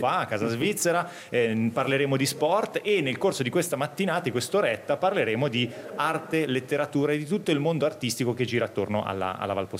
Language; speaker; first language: Italian; native; Italian